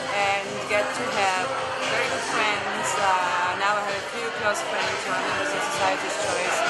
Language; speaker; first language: English; non-native, fluent; Arabic